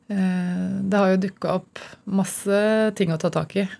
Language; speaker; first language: Norwegian; native; Norwegian